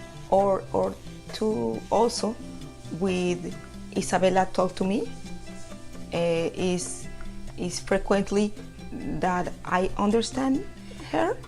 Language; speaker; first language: English; non-native, learner; Spanish